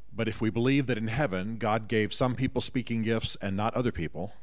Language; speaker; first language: English; native; English